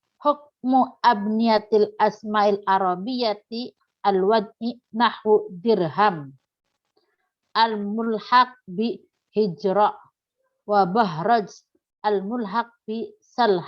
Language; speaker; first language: Arabic; non-native, fluent; Indonesian